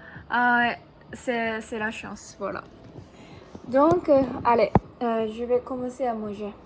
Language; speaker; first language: French; non-native, learner; Japanese